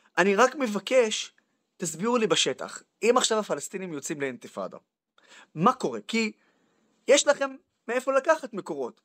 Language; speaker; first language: Hebrew; non-native, local second language; Arabic